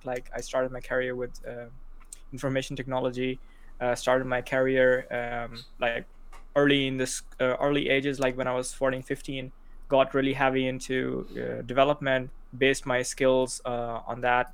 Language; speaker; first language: English; non-native, local second language; Urdu